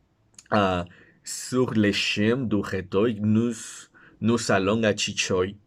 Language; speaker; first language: French; non-native, learner; Spanish